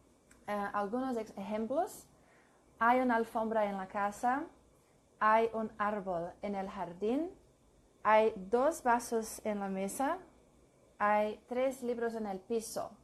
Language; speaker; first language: Spanish; non-native, learner; English